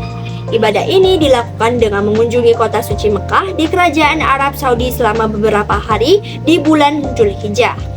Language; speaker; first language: Indonesian; native; Indonesian